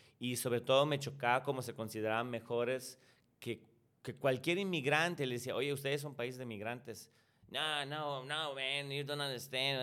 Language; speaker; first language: Spanish; non-native, fluent; Italian